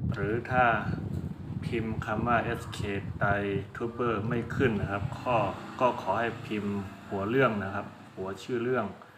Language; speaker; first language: Thai; non-native, local second language; Shan